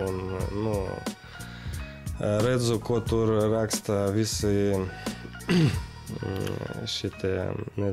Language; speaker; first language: Latvian; non-native, local second language; Russian